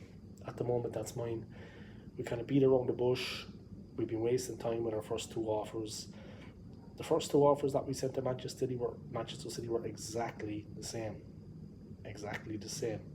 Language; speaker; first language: English; native; English